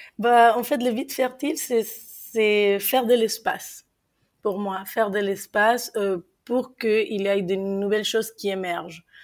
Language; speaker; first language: French; non-native, fluent; Spanish